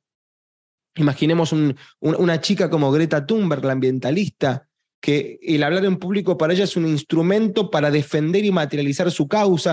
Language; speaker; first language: Spanish; native; Spanish